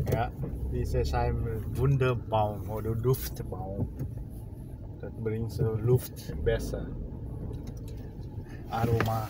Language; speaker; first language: German; non-native, learner; Vietnamese